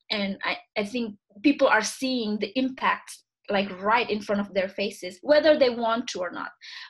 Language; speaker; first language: English; non-native, fluent; Indonesian